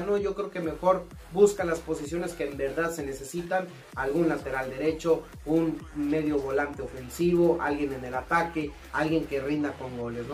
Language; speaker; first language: Spanish; native; Spanish